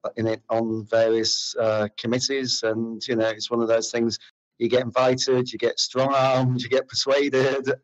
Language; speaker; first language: English; native; English